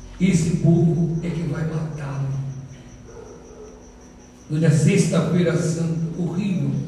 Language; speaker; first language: Portuguese; native; Portuguese